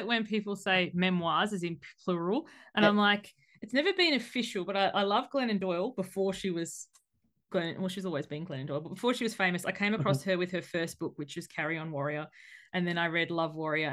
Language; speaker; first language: English; native; English